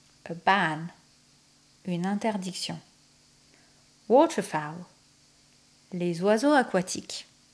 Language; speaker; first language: French; native; French